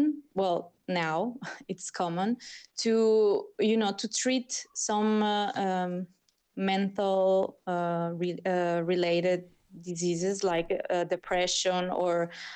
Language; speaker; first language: English; non-native, fluent; Spanish